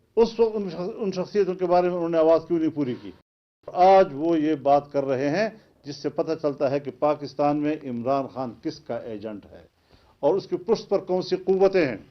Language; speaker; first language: Urdu; non-native, local second language; Pashto